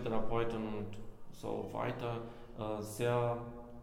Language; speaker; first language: German; non-native, fluent; Romanian